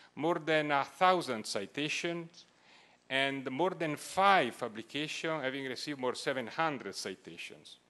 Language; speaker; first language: English; non-native, fluent; Italian